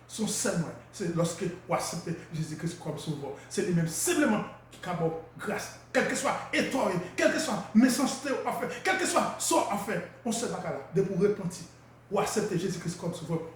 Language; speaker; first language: French; non-native, local second language; Haitian Creole